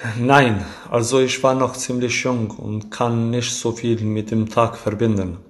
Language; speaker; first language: German; early bilingual, other home language; Albanian